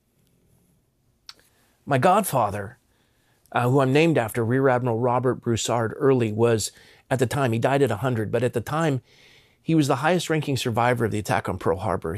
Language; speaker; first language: English; native; English